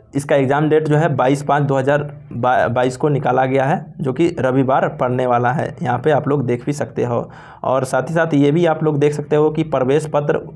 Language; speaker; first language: Hindi; native; Hindi